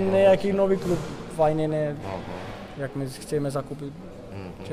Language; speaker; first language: Polish; non-native, learner; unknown